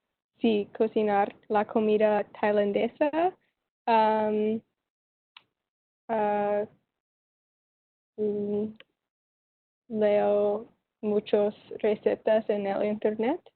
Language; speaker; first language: Spanish; non-native, learner; English